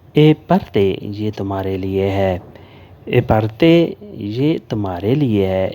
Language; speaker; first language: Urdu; native; Urdu